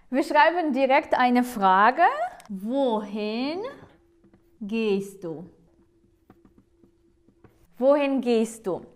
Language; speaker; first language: German; non-native, fluent; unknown